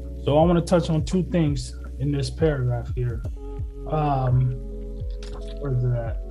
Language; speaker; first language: English; native; English